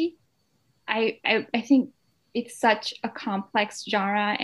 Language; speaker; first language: English; non-native, fluent; Danish